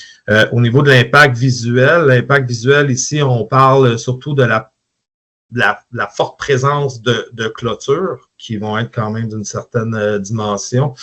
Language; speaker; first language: French; native; French